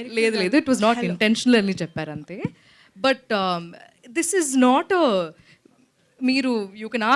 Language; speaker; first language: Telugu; non-native, local second language; Malayalam